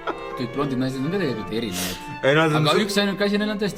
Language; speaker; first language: Estonian; native; Estonian